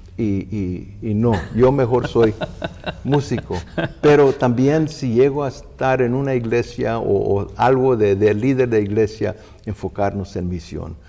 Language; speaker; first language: Spanish; early bilingual, heritage; English